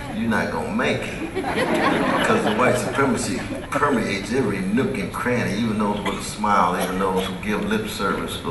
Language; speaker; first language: English; native; English